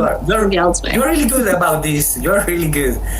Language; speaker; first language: English; non-native, fluent; Spanish